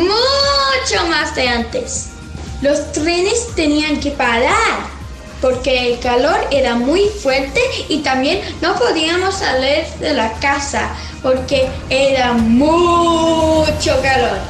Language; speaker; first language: Spanish; early bilingual, heritage; Spanish